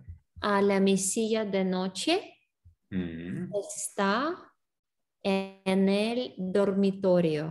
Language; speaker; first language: Spanish; non-native, learner; English